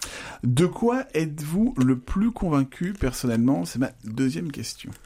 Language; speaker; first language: French; native; French